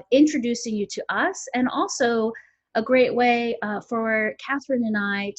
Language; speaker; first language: English; native; English